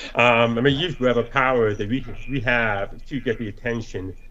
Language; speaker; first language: English; native; English